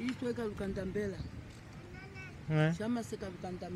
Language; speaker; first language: Portuguese; non-native, local second language; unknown